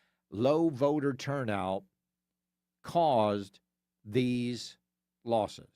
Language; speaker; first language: English; native; English